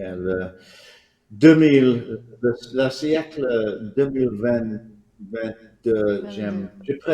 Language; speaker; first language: French; non-native, fluent; English